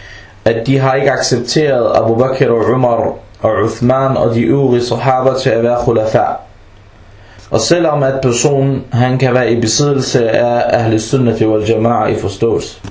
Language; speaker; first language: Danish; early bilingual, other home language; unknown